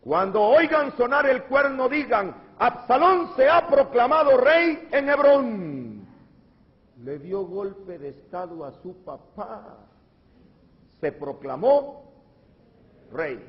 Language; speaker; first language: Spanish; native; Spanish